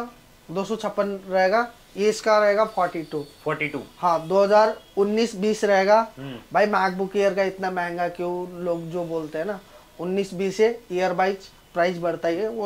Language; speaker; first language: Hindi; native; Hindi